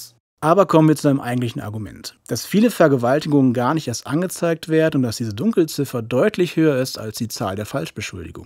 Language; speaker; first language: German; native; German